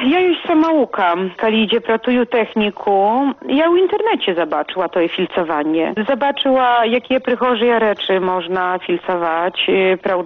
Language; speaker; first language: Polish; non-native, local second language; Belarusian